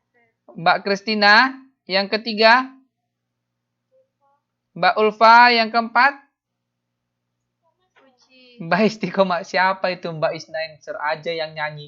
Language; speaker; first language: Indonesian; native; Indonesian